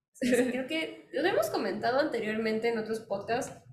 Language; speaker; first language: Spanish; native; Spanish